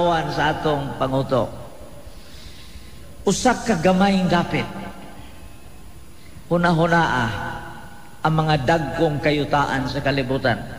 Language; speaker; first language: Cebuano; native; Cebuano